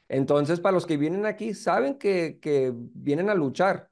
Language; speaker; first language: Spanish; early bilingual, heritage; Spanish